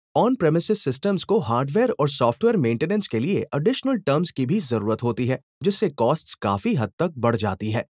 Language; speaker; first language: Hindi; native; Hindi